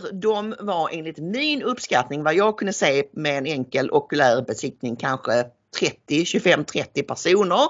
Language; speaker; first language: Swedish; native; Swedish